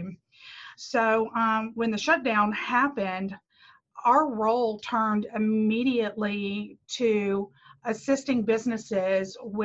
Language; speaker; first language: English; native; English